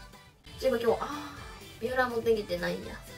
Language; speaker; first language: Japanese; native; Japanese